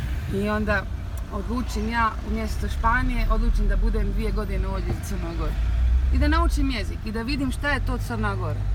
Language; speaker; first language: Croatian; non-native, fluent; German